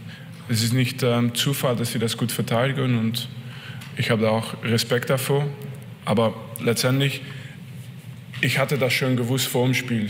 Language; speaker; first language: German; non-native, fluent; French